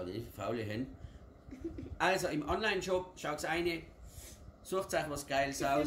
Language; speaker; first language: German; native; German